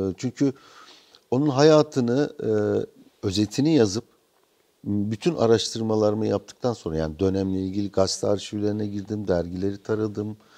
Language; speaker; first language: Turkish; native; Turkish